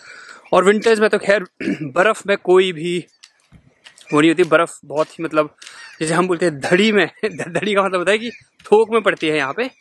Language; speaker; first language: Hindi; native; Hindi